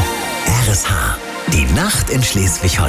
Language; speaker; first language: German; native; German